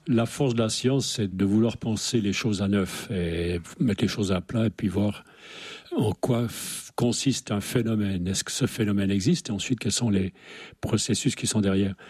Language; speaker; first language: French; native; French